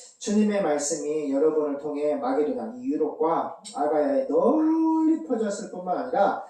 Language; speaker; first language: Korean; native; Korean